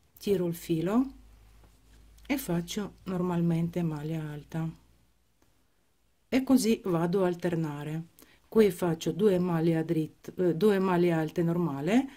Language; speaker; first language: Italian; non-native, fluent; Ukrainian